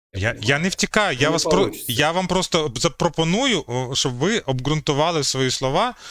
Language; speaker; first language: Ukrainian; native; Ukrainian